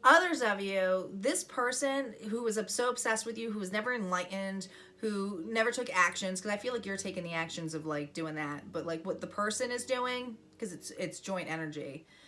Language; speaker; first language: English; native; English